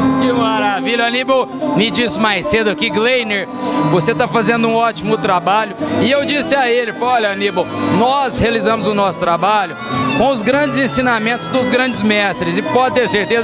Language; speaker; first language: Portuguese; native; Portuguese